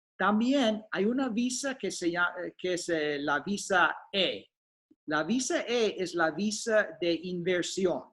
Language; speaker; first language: Spanish; non-native, fluent; English